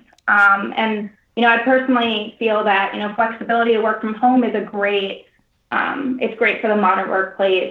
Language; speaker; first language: English; native; English